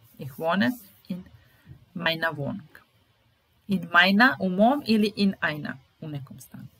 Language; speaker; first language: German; non-native, fluent; Serbian